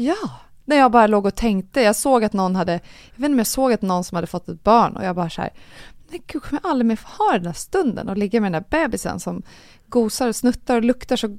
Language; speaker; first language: Swedish; native; Swedish